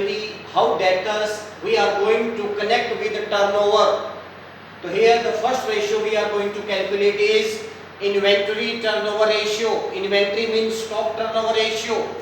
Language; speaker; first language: English; non-native, local second language; Hindi